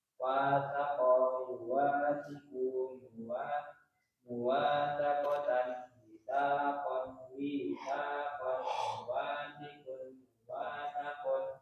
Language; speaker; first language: Arabic; non-native, learner; Indonesian